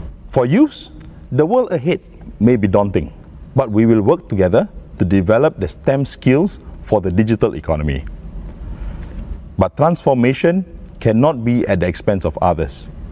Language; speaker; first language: English; non-native, local second language; Malay